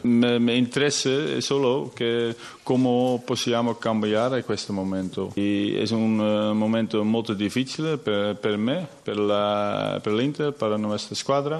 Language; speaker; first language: Italian; non-native, learner; Dutch